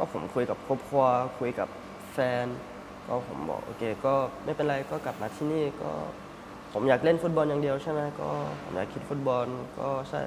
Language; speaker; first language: Thai; early bilingual, heritage; Thai